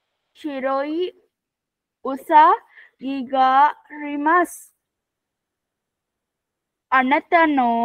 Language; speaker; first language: Japanese; non-native, learner; Sinhala